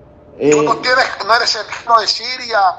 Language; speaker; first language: Spanish; native; Spanish